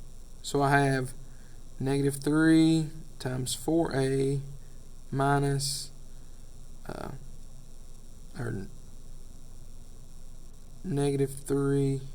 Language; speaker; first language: English; native; English